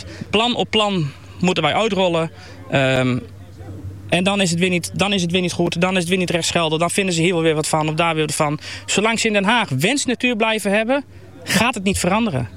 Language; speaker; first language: Dutch; native; Dutch